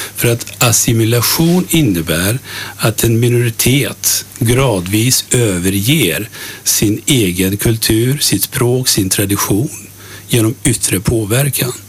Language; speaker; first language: Swedish; early bilingual, other home language; Turkish